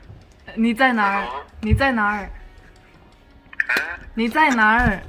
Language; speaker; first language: Chinese; non-native, fluent; Mongolian